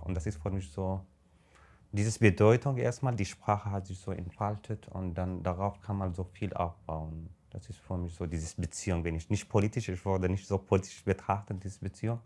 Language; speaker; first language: German; non-native, fluent; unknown